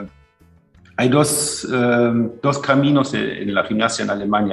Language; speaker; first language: Spanish; non-native, fluent; German